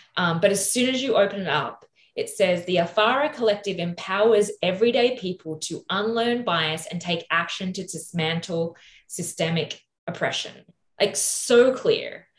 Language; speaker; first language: English; native; English